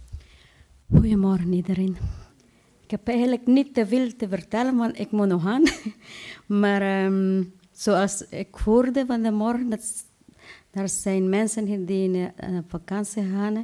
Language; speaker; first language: Dutch; non-native, fluent; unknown